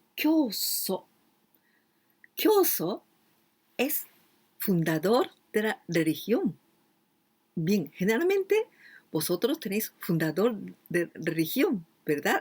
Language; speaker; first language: Spanish; non-native, fluent; Japanese